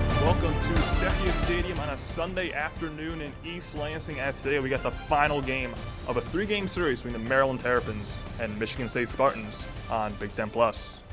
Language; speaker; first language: English; native; English